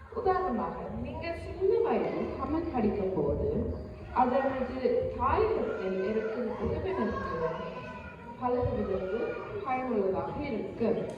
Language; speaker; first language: Tamil; early bilingual, heritage; Tamil